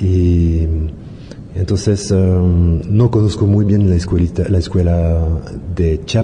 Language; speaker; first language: Spanish; non-native, learner; French